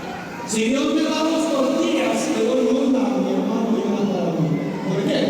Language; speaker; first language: Spanish; native; Spanish